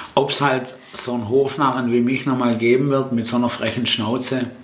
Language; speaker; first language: German; early bilingual, other home language; Italian